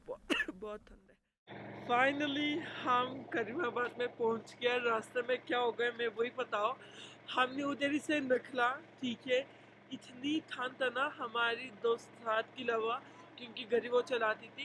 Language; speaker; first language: Hindi; non-native, fluent; Turkish